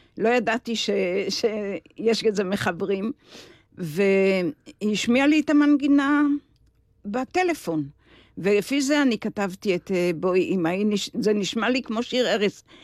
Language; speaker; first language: Hebrew; native; Hebrew